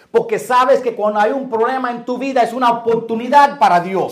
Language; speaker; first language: Spanish; native; Spanish